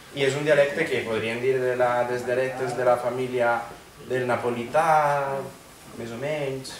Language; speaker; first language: Catalan; non-native, fluent; Italian